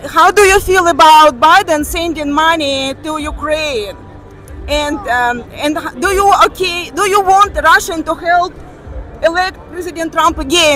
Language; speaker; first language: English; non-native, fluent; Russian